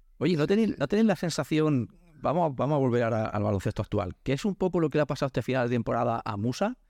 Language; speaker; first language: Spanish; native; Spanish